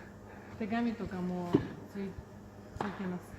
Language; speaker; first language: Japanese; non-native, fluent; Russian